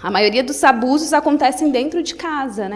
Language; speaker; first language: Portuguese; native; Portuguese